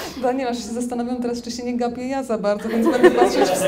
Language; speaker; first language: Polish; native; Polish